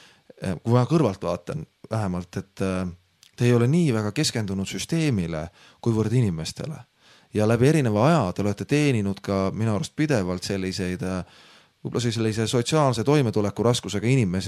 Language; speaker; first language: Estonian; native; Estonian